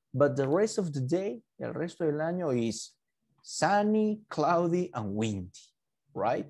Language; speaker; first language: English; non-native, fluent; Spanish